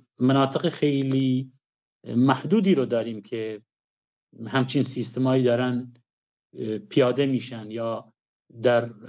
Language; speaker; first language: Persian; non-native, local second language; Kurdish